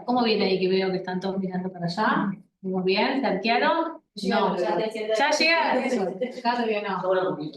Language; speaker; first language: Spanish; native; Spanish